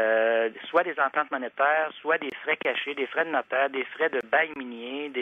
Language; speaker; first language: French; native; French